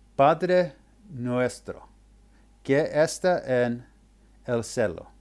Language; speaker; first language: Spanish; non-native, learner; English